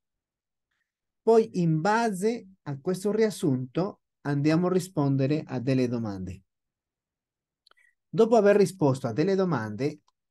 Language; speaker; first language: Italian; non-native, fluent; Spanish